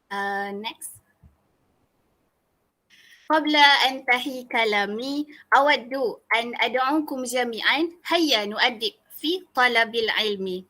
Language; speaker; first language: Arabic; non-native, learner; Malay